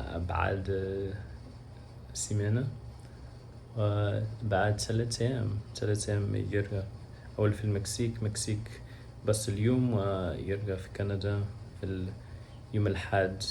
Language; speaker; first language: Arabic; non-native, learner; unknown